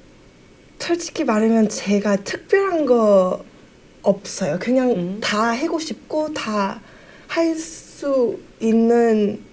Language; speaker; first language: Korean; early bilingual, heritage; Korean